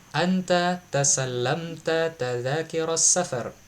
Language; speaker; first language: Arabic; non-native, fluent; Indonesian